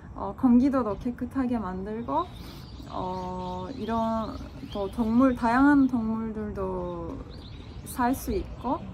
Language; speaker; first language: Korean; non-native, fluent; Turkish